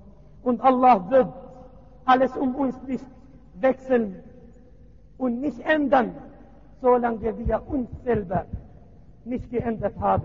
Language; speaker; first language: German; non-native, learner; Arabic